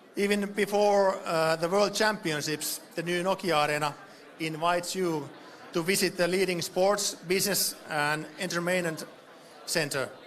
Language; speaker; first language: English; non-native, fluent; Finnish